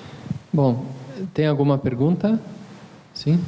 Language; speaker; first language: Portuguese; non-native, fluent; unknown